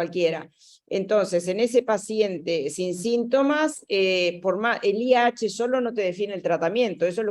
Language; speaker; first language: Spanish; native; Spanish